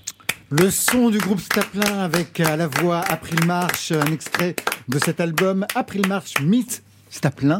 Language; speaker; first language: French; native; French